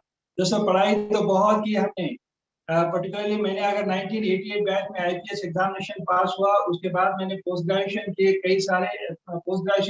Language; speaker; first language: Hindi; native; Hindi